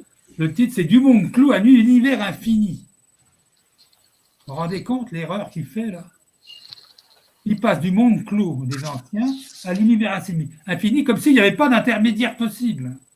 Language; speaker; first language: French; native; French